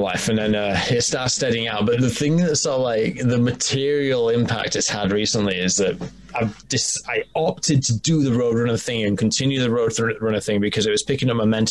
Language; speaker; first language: English; native; English